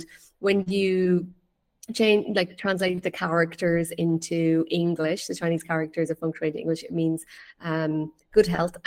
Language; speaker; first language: English; native; English